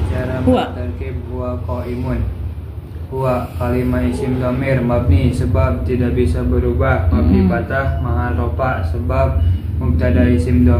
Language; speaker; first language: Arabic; non-native, learner; Indonesian